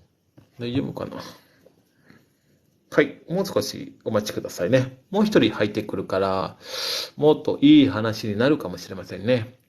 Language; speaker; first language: Japanese; non-native, fluent; Indonesian